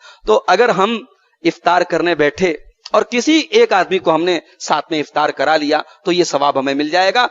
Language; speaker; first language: Urdu; native; Urdu